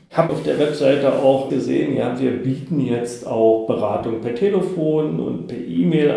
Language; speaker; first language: German; native; German